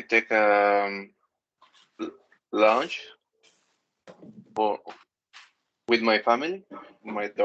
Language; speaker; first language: English; non-native, learner; Spanish